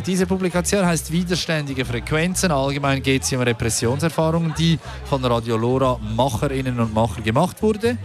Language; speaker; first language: German; native; German